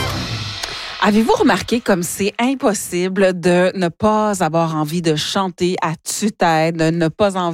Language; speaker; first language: French; native; French